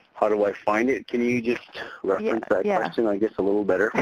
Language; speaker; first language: English; native; English